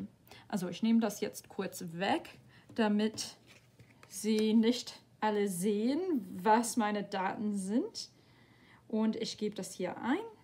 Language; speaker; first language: German; non-native, fluent; English